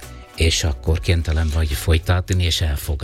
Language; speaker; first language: Hungarian; non-native, fluent; Italian